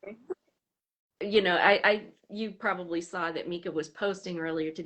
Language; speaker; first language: English; native; English